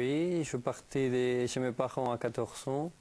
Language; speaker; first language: French; non-native, fluent; Spanish